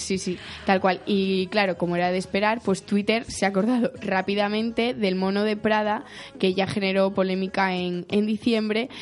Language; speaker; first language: Spanish; native; Spanish